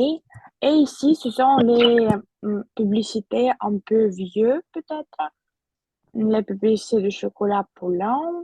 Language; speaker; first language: French; non-native, fluent; Russian